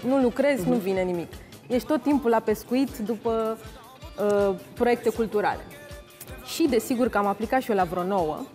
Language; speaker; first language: Romanian; native; Romanian